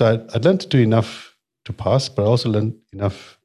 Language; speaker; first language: English; native; English